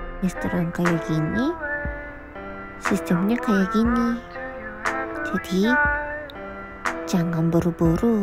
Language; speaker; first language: Indonesian; non-native, learner; Japanese